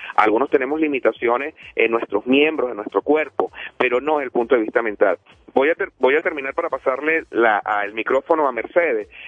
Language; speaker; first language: Spanish; native; Spanish